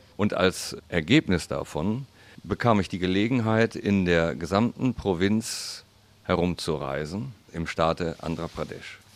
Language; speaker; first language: German; native; German